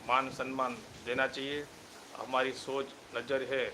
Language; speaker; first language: Hindi; non-native, local second language; Gujarati